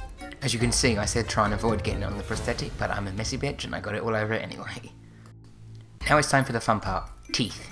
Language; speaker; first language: English; native; English